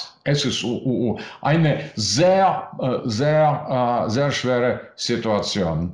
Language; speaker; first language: German; non-native, learner; Russian